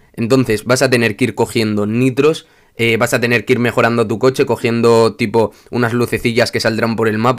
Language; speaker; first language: Spanish; native; Spanish